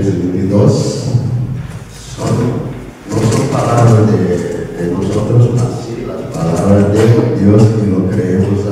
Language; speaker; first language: Spanish; non-native, learner; Korean